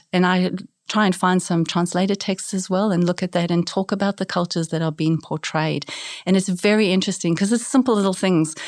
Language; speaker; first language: English; native; English